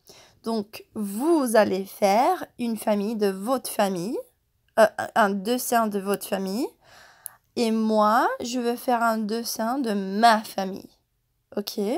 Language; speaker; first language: French; non-native, fluent; English